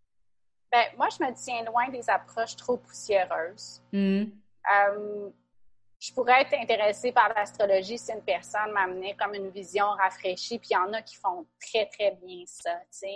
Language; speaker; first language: French; native; French